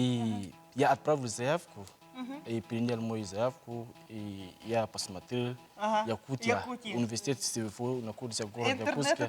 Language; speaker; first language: Russian; non-native, learner; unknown